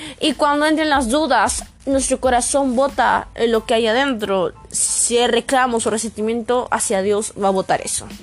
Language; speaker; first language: Spanish; native; Spanish